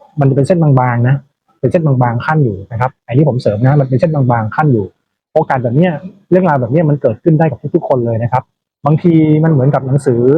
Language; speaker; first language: Thai; native; Thai